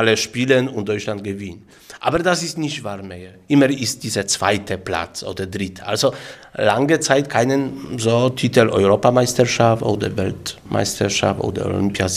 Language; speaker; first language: German; non-native, learner; Polish